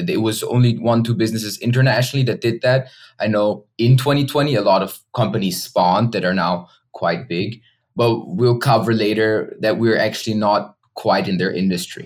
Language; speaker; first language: English; non-native, fluent; German